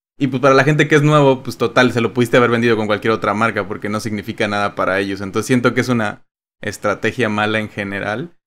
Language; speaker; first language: Spanish; native; Spanish